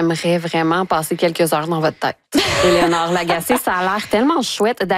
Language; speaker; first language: French; native; French